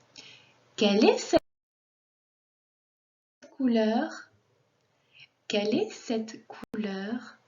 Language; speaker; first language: French; non-native, fluent; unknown